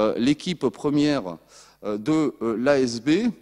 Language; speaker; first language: French; native; French